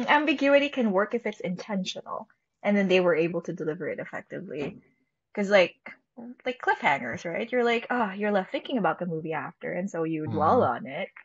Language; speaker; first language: English; non-native, local second language; Filipino